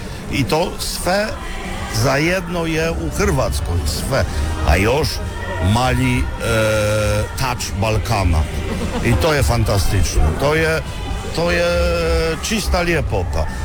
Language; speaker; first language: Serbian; non-native, learner; Polish